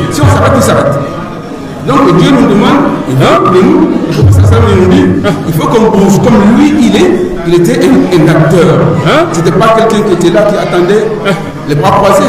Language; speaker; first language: French; non-native, local second language; Soninke